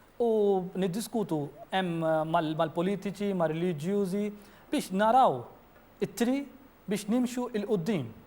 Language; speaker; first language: Maltese; non-native, fluent; Urdu